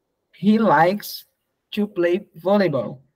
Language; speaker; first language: English; non-native, learner; Portuguese